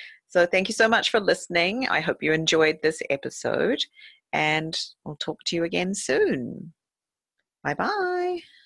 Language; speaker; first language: English; native; English